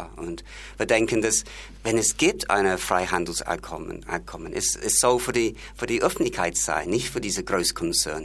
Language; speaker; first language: German; non-native, learner; English